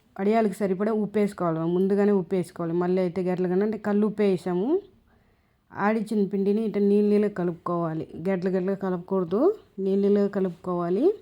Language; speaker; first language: Telugu; non-native, local second language; Tamil